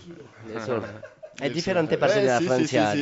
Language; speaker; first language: Spanish; non-native, learner; French